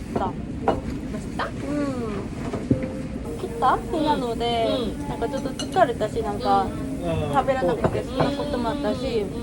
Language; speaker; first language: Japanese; non-native, learner; Korean